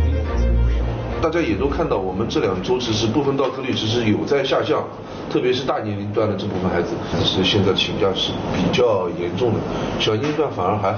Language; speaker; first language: Chinese; native; Chinese